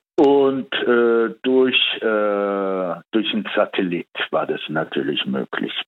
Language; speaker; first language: German; early bilingual, heritage; Italian